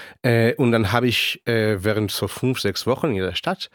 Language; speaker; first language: German; non-native, fluent; Hebrew